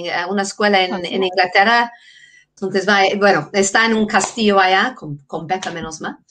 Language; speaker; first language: Spanish; non-native, fluent; English